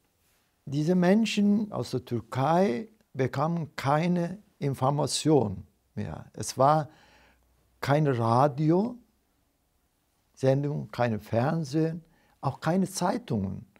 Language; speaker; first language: German; non-native, fluent; Turkish